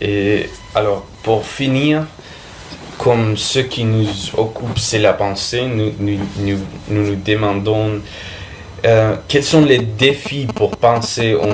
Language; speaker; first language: French; non-native, fluent; Spanish